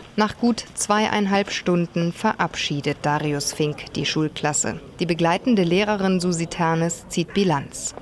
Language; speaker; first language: German; native; German